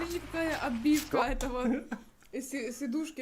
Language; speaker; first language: Russian; native; Russian